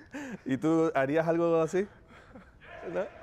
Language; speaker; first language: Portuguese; non-native, learner; Spanish